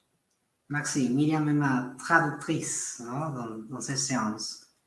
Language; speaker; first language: French; non-native, fluent; Spanish